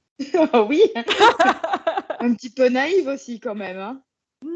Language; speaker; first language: French; native; French